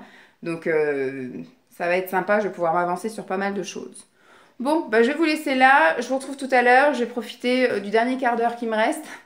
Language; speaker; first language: French; native; French